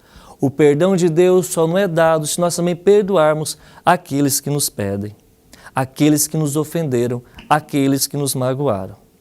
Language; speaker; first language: Portuguese; native; Portuguese